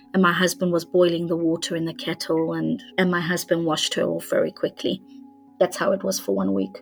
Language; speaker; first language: English; non-native, fluent; Hungarian